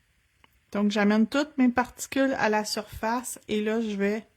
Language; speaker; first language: French; native; French